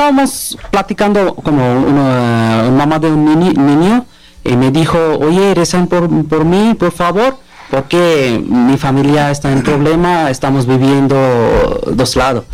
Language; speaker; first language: Spanish; non-native, learner; Bangla